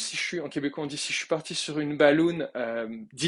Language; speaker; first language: French; native; French